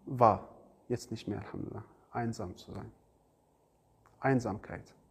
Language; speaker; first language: German; non-native, learner; Arabic